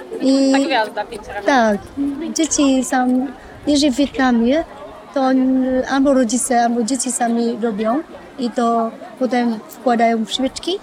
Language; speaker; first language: Polish; non-native, learner; Vietnamese